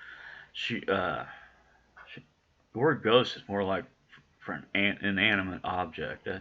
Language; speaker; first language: English; native; English